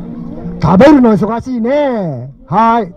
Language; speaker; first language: Japanese; native; Japanese